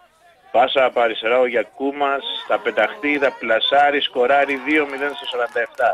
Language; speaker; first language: Greek; native; Greek